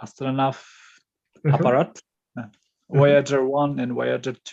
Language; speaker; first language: English; non-native, learner; Kyrgyz